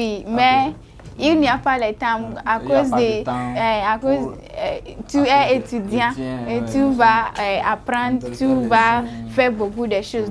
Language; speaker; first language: French; non-native, learner; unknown